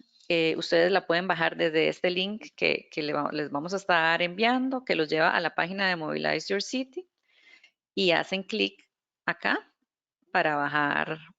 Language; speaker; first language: Spanish; native; Spanish